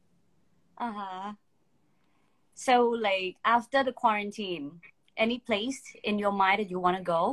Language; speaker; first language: English; non-native, fluent; Thai